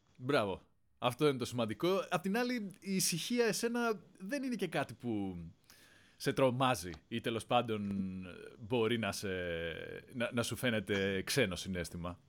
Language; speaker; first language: Greek; native; Greek